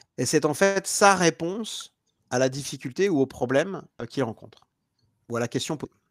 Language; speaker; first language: French; native; French